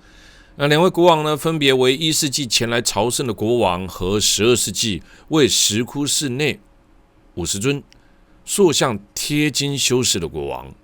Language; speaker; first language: Chinese; native; Chinese